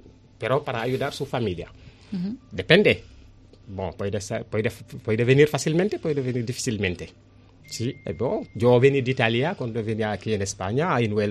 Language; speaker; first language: Spanish; non-native, learner; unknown